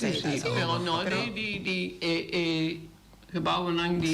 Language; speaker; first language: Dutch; non-native, local second language; Papiamento